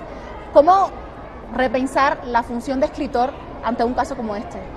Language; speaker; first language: Spanish; native; Spanish